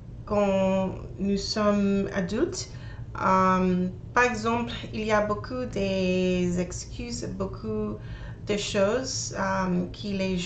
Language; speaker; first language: French; non-native, learner; English